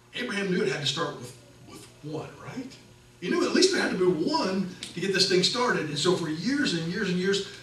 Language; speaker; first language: English; native; English